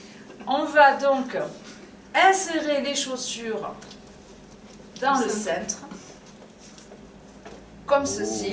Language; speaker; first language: French; native; French